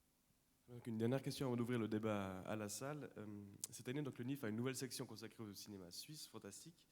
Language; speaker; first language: French; native; French